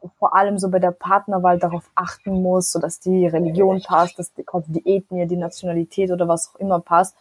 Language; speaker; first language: German; early bilingual, other home language; Macedonian